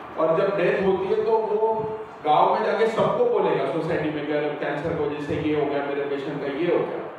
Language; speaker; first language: Hindi; non-native, local second language; Marathi